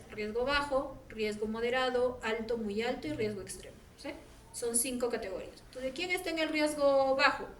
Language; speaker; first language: Spanish; native; Spanish